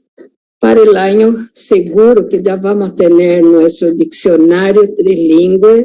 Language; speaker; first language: Spanish; non-native, fluent; Portuguese